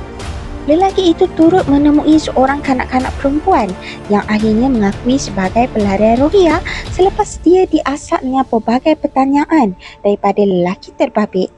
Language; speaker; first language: Malay; native; Malay